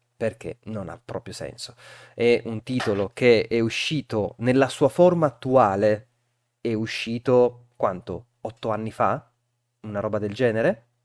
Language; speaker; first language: Italian; native; Italian